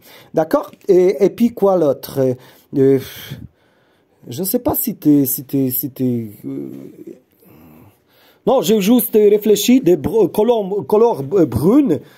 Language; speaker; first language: French; non-native, learner; Polish